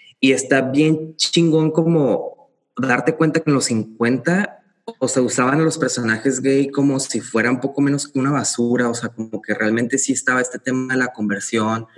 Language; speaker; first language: Spanish; native; Spanish